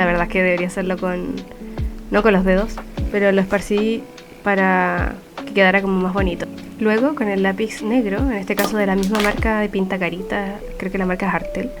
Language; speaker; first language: Spanish; native; Spanish